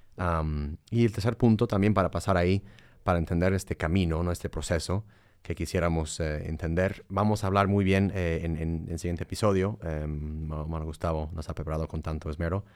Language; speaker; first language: Spanish; early bilingual, heritage; Spanish